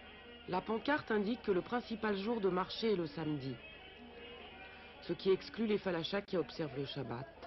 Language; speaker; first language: French; native; French